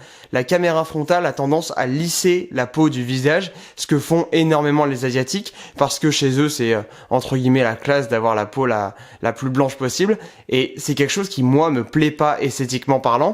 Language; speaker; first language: French; native; French